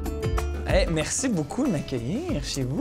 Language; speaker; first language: French; native; French